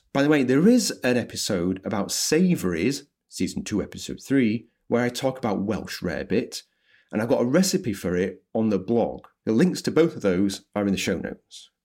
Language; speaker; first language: English; native; English